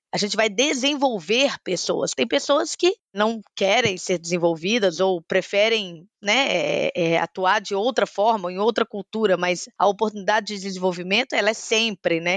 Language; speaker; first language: Portuguese; native; Portuguese